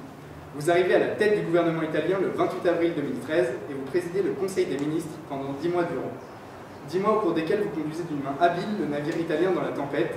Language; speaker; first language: French; native; French